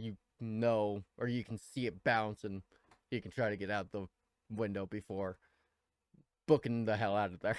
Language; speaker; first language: English; native; English